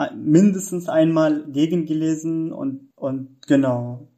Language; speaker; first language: German; non-native, fluent; Arabic